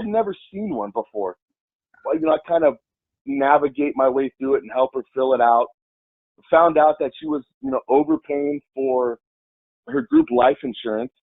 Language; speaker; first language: English; native; English